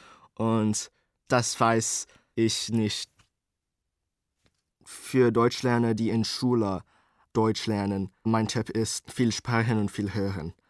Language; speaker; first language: German; non-native, learner; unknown